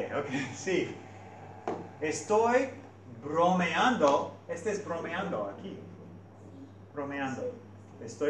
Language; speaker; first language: Spanish; non-native, fluent; English